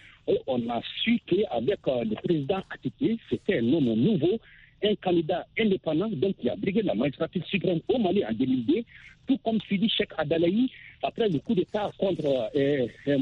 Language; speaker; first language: French; non-native, local second language; Bambara